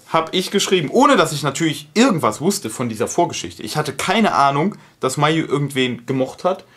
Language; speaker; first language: German; native; German